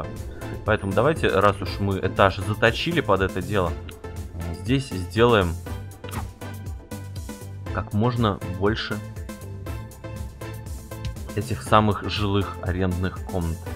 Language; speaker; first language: Russian; native; Russian